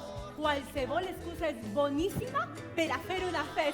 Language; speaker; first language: Catalan; non-native, learner; Spanish